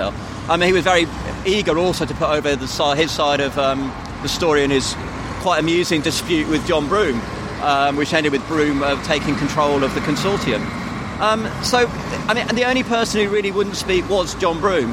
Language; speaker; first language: English; native; English